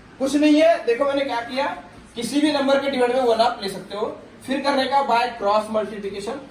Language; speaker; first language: Hindi; non-native, local second language; Marathi